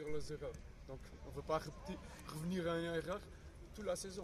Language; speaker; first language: French; non-native, fluent; Portuguese